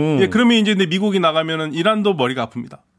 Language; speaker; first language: Korean; native; Korean